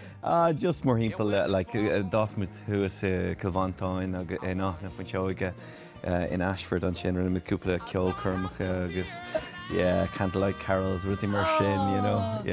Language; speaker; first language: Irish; non-native, local second language; English